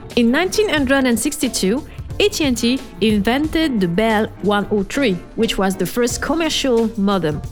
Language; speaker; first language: English; non-native, fluent; French